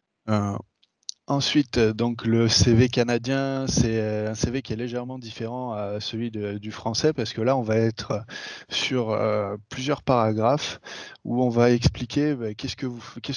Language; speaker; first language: French; native; French